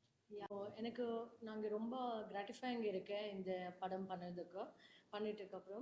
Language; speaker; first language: Tamil; non-native, learner; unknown